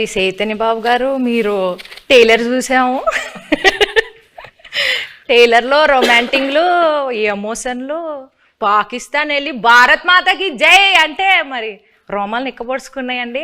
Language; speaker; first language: Telugu; native; Telugu